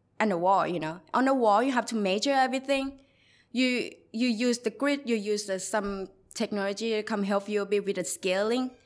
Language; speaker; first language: English; non-native, learner; Thai